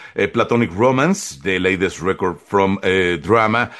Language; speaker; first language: English; non-native, fluent; Spanish